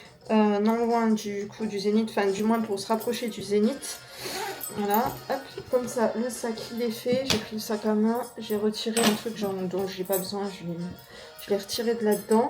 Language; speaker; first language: French; native; French